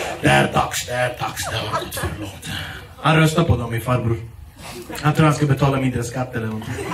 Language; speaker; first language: Swedish; early bilingual, other home language; Kurdish